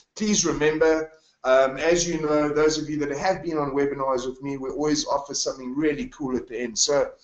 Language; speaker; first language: English; native; English